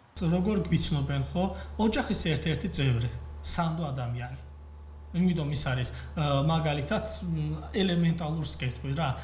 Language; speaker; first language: Georgian; non-native, local second language; Azerbaijani